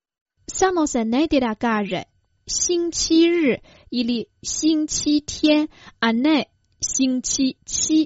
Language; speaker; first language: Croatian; non-native, fluent; Chinese